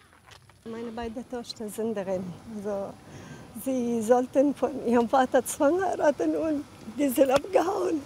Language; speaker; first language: German; non-native, fluent; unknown